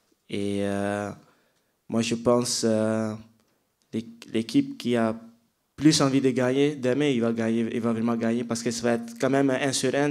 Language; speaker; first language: French; non-native, fluent; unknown